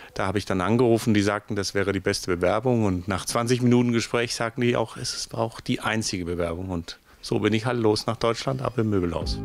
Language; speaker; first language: German; non-native, fluent; Danish